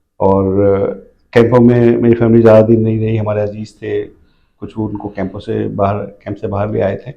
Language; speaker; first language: Urdu; native; Urdu